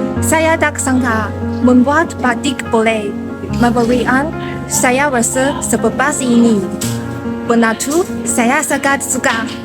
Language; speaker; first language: Malay; non-native, learner; Chinese